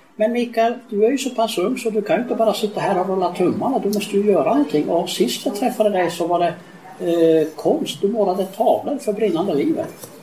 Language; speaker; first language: Swedish; native; Swedish